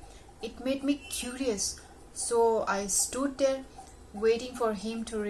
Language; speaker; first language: English; non-native, local second language; Hindi